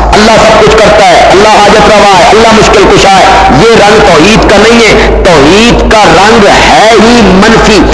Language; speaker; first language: Urdu; non-native, local second language; Punjabi